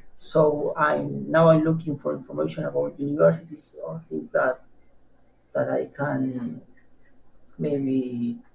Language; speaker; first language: English; non-native, learner; Spanish